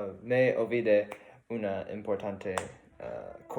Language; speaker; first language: Spanish; non-native, learner; English